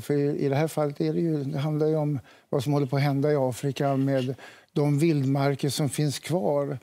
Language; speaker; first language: Swedish; native; Swedish